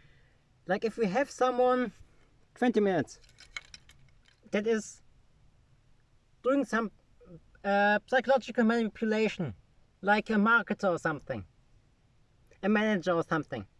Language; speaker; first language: English; non-native, fluent; German